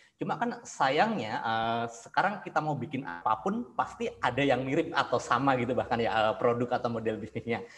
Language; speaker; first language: Indonesian; native; Indonesian